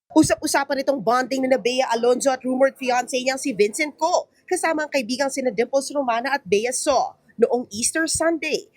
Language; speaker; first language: Filipino; native; Filipino